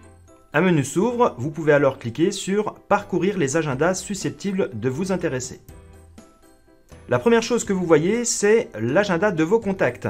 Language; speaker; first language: French; native; French